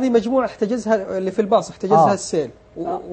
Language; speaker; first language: Arabic; native; Arabic